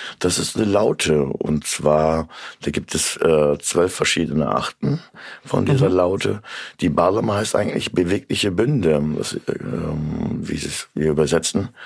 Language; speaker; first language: German; early bilingual, other home language; Turkish